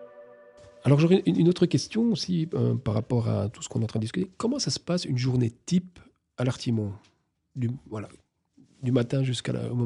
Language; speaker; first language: French; native; French